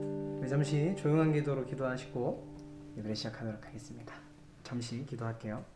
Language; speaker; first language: Korean; native; Korean